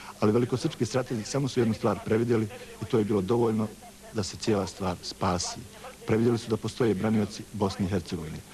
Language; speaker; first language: Bosnian; native; Bosnian